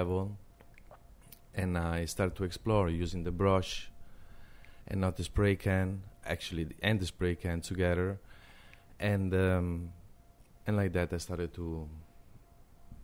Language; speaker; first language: English; non-native, fluent; Italian